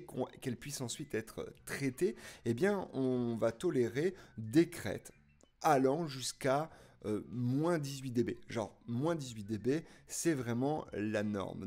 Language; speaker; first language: French; native; French